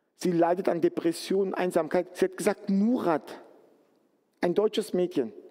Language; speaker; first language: German; native; German